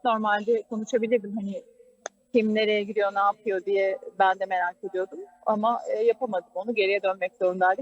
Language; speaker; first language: Turkish; native; Turkish